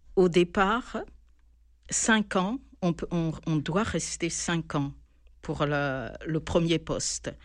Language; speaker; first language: French; non-native, local second language; Malagasy